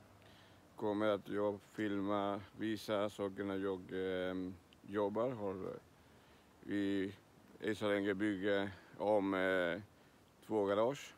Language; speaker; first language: Swedish; non-native, learner; Spanish